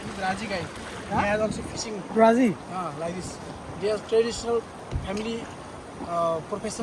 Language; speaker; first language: English; non-native, learner; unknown